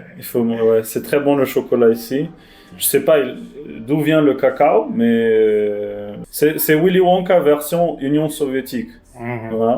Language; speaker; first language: French; non-native, fluent; Portuguese